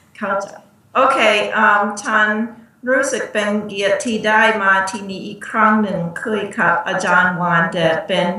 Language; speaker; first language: Thai; non-native, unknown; English